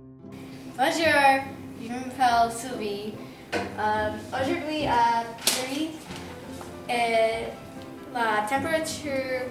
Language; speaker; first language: French; non-native, learner; English